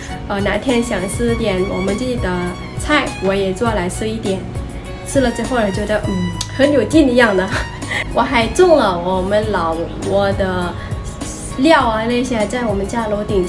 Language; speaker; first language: Chinese; non-native, fluent; Lao